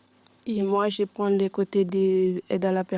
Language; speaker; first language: French; non-native, learner; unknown